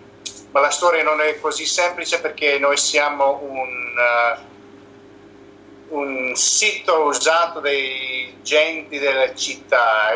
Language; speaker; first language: Italian; non-native, learner; English